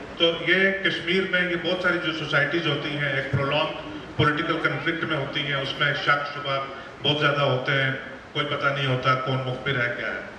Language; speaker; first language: Hindi; non-native, local second language; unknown